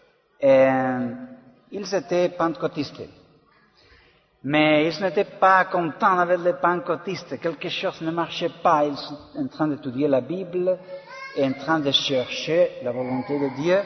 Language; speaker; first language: French; non-native, learner; Spanish